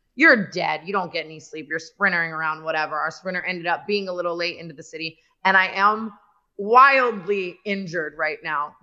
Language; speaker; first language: English; native; English